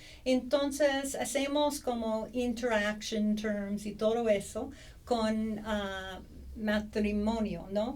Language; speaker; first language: Spanish; non-native, fluent; English